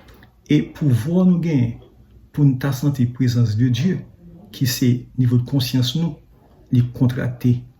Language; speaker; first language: French; non-native, learner; Haitian Creole